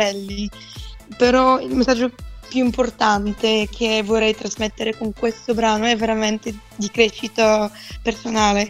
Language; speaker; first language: Italian; non-native, fluent; Bulgarian